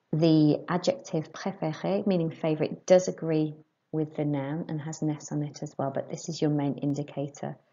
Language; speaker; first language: English; native; English